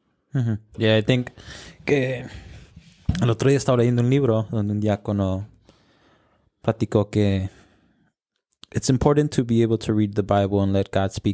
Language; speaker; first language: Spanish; early bilingual, heritage; Spanish